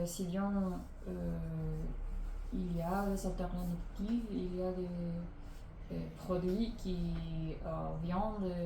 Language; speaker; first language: French; non-native, learner; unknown